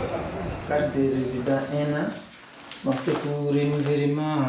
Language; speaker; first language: French; non-native, learner; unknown